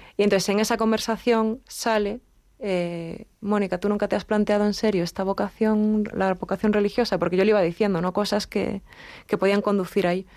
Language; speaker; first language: Spanish; native; Spanish